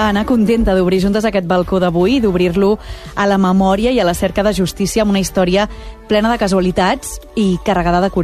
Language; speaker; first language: Catalan; native; Catalan